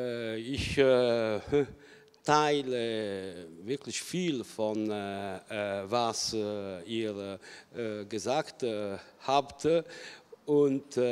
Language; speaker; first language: German; non-native, fluent; Italian